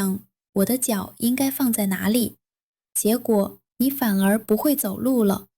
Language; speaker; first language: Chinese; non-native, fluent; Vietnamese